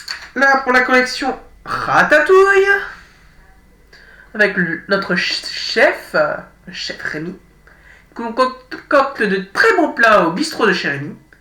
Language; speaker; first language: French; native; French